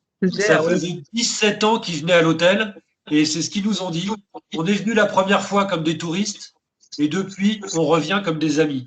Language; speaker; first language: French; native; French